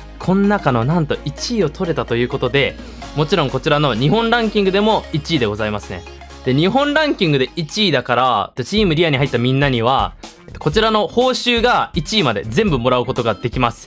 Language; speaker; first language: Japanese; early bilingual, heritage; Japanese